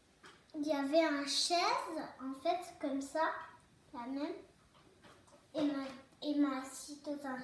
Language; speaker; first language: French; early bilingual, other home language; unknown